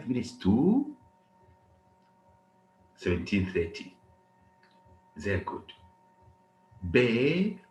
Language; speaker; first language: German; non-native, learner; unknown